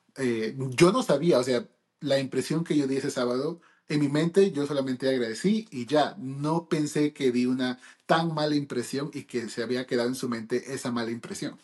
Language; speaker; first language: Spanish; early bilingual, heritage; Spanish